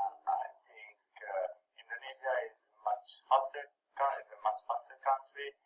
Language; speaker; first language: English; non-native, fluent; Italian